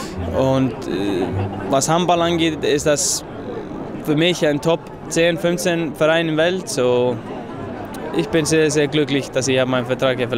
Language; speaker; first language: German; non-native, fluent; Icelandic